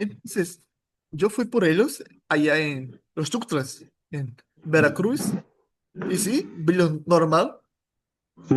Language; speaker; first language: Spanish; non-native, fluent; Portuguese